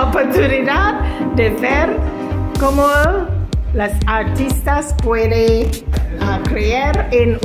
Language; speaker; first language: Spanish; non-native, learner; English